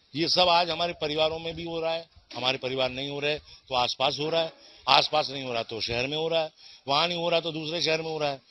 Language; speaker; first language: Hindi; native; Hindi